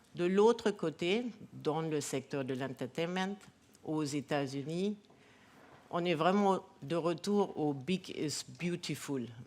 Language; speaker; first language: French; non-native, fluent; German